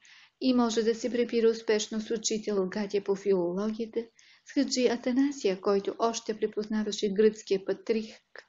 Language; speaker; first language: Bulgarian; native; Bulgarian